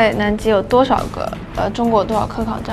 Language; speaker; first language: Chinese; native; Chinese